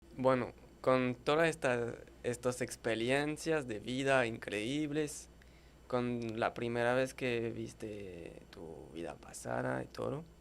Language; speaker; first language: Spanish; non-native, fluent; French